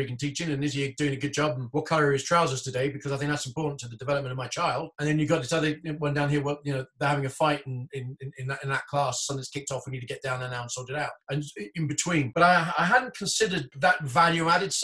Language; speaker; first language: English; native; English